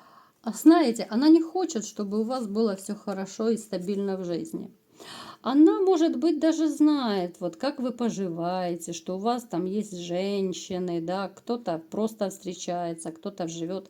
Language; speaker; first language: Russian; native; Russian